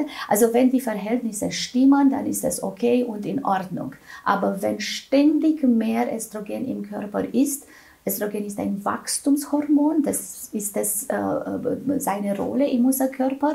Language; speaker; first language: German; non-native, fluent; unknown